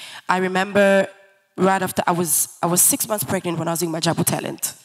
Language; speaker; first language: English; early bilingual, other home language; Lingala